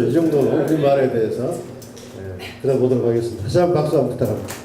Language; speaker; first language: Korean; native; Korean